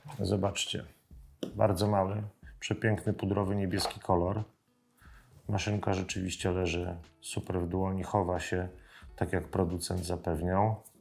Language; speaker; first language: Polish; native; Polish